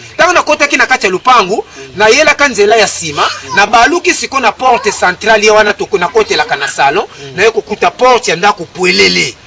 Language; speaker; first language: Lingala; non-native, local second language; Kongo